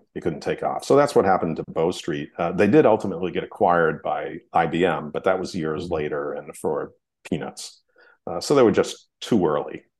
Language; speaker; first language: English; native; English